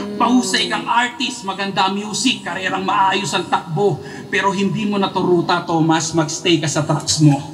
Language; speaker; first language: Filipino; native; Filipino